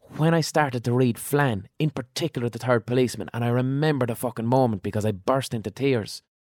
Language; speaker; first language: English; native; English